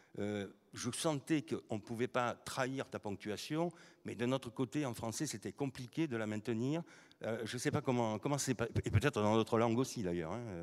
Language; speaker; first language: French; native; French